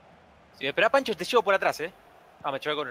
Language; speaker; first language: Spanish; native; Spanish